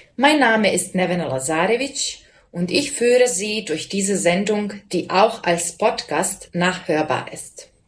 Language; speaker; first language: German; non-native, fluent; Serbian